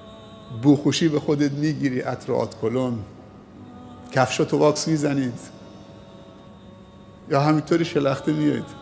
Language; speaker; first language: Persian; native; Persian